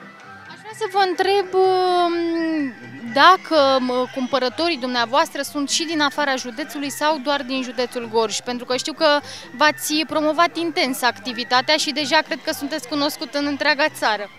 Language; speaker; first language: Romanian; native; Romanian